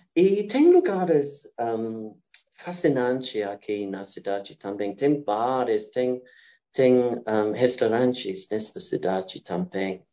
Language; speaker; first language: Portuguese; non-native, fluent; English